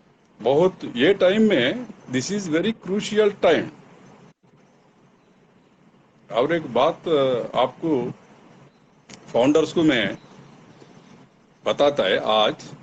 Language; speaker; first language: Hindi; non-native, local second language; Telugu